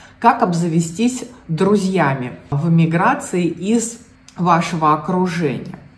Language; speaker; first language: Russian; native; Russian